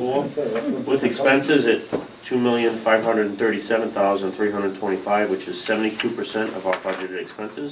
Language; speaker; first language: English; native; English